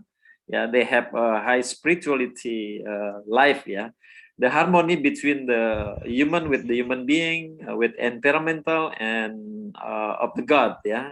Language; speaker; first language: English; non-native, learner; Indonesian